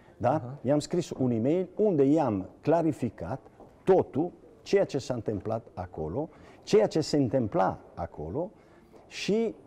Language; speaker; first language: Romanian; non-native, fluent; Italian